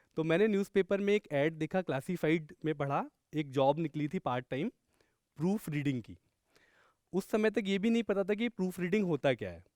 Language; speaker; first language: Hindi; native; Hindi